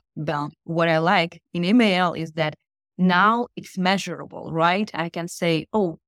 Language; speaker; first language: English; non-native, fluent; Russian